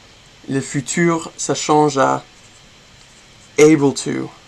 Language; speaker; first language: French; non-native, fluent; English